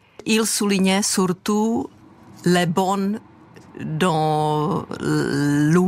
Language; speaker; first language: French; non-native, fluent; Czech